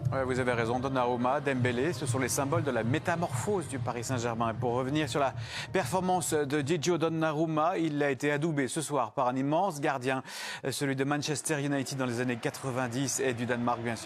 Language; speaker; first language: French; native; French